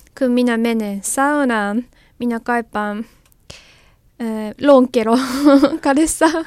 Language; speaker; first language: Finnish; non-native, learner; Japanese